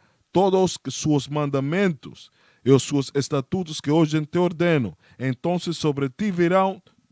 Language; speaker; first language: Portuguese; non-native, learner; Spanish